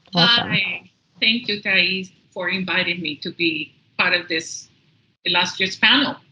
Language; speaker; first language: English; early bilingual, other home language; Spanish